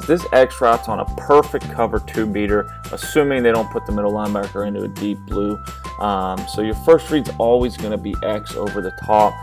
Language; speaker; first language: English; native; English